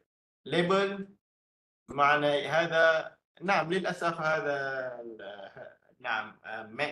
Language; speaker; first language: Arabic; non-native, fluent; Malay